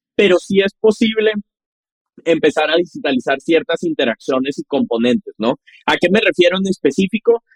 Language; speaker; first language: Spanish; native; Spanish